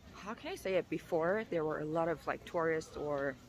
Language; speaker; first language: English; non-native, fluent; Korean